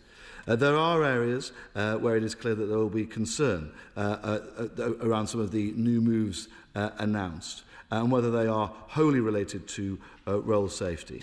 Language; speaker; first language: English; native; English